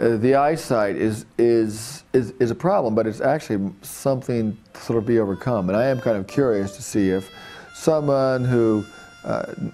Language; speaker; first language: English; native; English